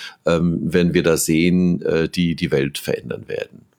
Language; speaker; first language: German; native; German